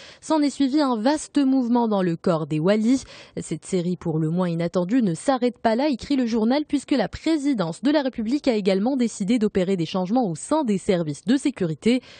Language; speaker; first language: French; non-native, local second language; Arabic